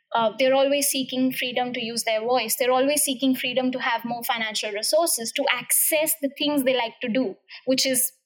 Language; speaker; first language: English; non-native, local second language; Hindi